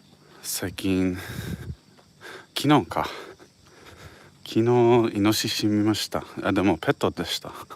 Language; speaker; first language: Japanese; non-native, fluent; English